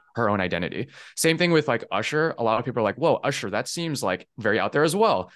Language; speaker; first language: English; early bilingual, other home language; Chinese